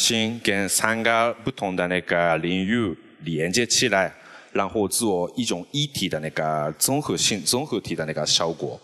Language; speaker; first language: Chinese; non-native, fluent; Japanese